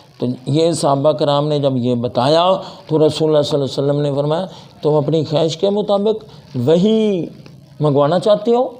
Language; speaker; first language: Urdu; non-native, local second language; Punjabi